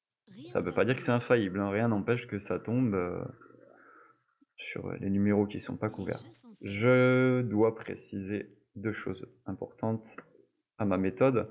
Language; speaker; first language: French; native; French